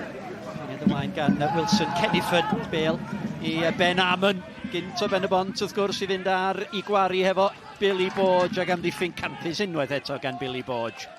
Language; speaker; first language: Welsh; native; Welsh